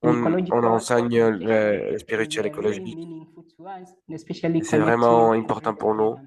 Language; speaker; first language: French; non-native, learner; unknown